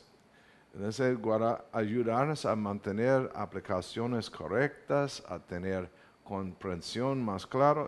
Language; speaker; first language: Spanish; non-native, fluent; English